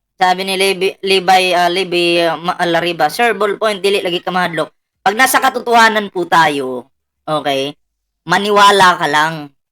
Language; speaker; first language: Filipino; native; Filipino